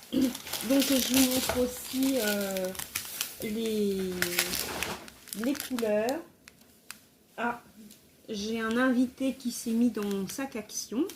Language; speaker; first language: French; native; French